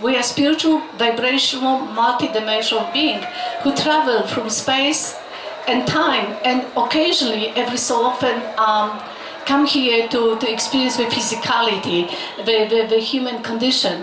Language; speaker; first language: English; non-native, fluent; Polish